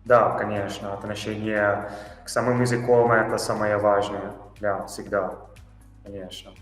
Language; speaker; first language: Russian; non-native, fluent; Italian